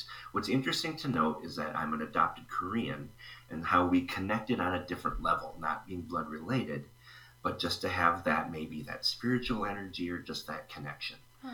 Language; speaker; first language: English; native; English